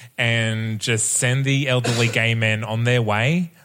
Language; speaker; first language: English; native; English